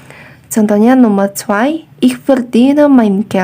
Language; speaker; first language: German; non-native, fluent; Indonesian